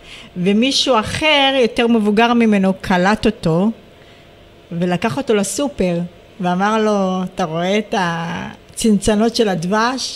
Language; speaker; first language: Hebrew; early bilingual, other home language; Amharic